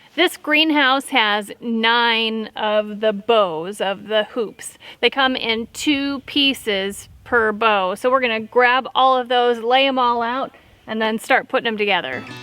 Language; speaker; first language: English; native; English